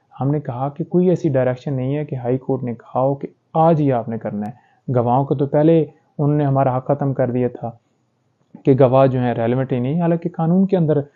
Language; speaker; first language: Urdu; native; Urdu